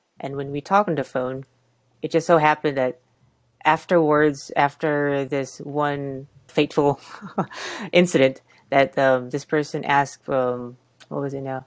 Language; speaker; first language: English; non-native, local second language; Cebuano